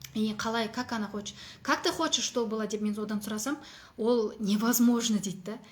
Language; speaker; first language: Russian; non-native, local second language; Kazakh